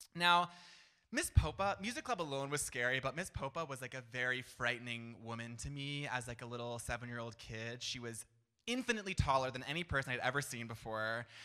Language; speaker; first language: English; native; English